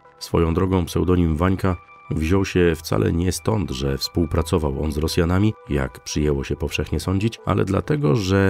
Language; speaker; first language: Polish; native; Polish